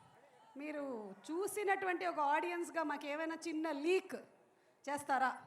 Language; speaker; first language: Telugu; native; Telugu